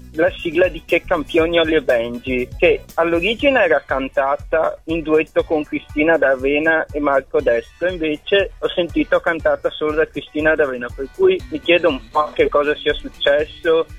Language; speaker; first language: Italian; native; Italian